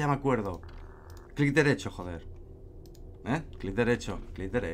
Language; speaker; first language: Spanish; native; Spanish